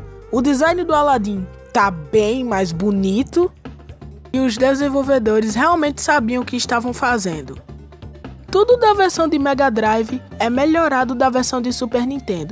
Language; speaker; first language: Portuguese; native; Portuguese